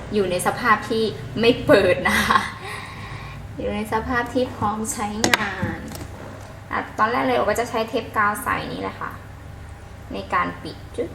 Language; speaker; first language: Thai; native; Thai